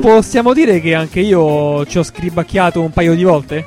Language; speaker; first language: Italian; native; Italian